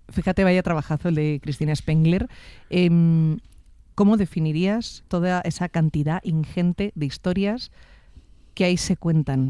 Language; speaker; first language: Spanish; native; Spanish